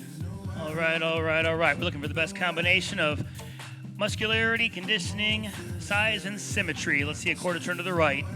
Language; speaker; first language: English; native; English